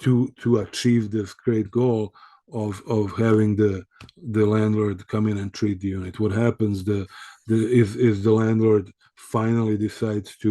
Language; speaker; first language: English; early bilingual, other home language; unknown